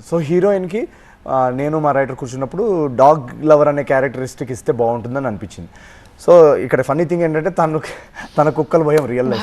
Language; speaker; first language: Telugu; native; Telugu